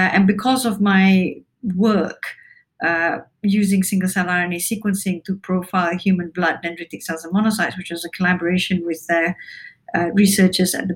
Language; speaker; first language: English; non-native, local second language; Malay